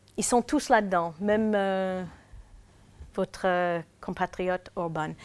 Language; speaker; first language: French; non-native, fluent; English